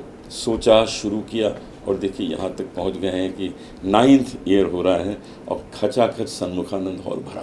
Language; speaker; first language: Hindi; native; Hindi